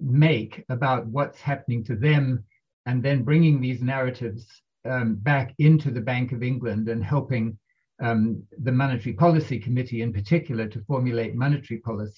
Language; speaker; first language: English; native; English